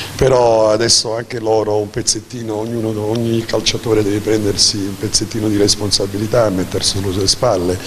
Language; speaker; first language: Italian; native; Italian